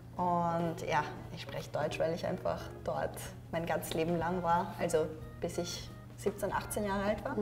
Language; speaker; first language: German; early bilingual, other home language; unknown